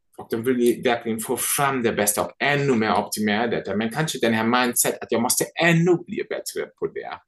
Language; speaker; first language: Swedish; non-native, fluent; German